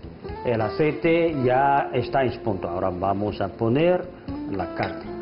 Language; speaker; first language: Spanish; non-native, fluent; Chinese